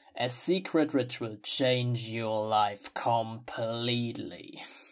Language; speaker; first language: English; non-native, fluent; German